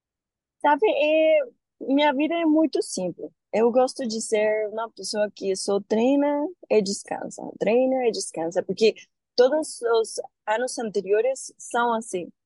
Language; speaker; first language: Portuguese; non-native, learner; Spanish